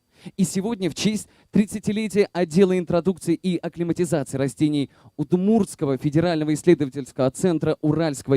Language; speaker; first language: Russian; native; Russian